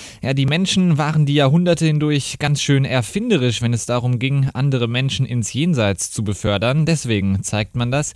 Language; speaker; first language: German; native; German